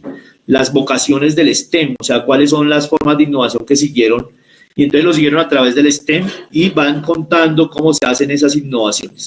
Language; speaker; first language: Spanish; native; Spanish